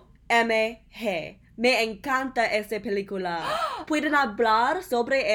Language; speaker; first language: Spanish; non-native, learner; English